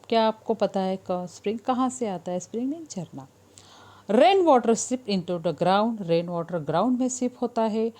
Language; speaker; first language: Hindi; non-native, local second language; Marathi